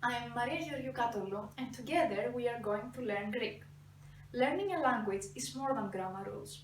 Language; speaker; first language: English; non-native, fluent; Greek